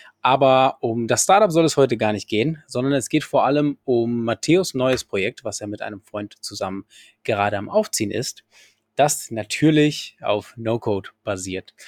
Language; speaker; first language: German; non-native, fluent; Spanish